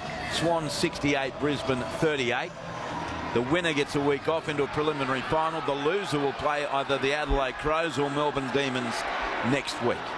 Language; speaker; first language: English; native; English